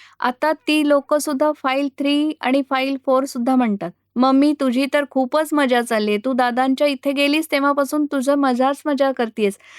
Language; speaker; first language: Marathi; non-native, local second language; Gujarati